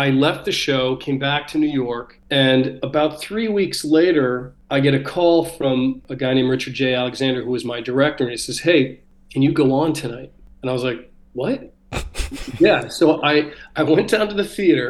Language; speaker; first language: English; native; English